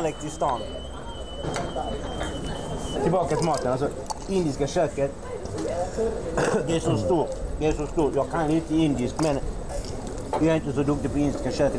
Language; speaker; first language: Swedish; native; Swedish